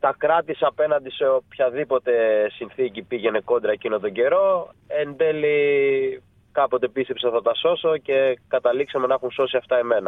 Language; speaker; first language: Greek; native; Greek